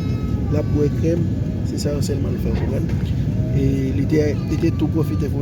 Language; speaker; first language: French; non-native, learner; Haitian Creole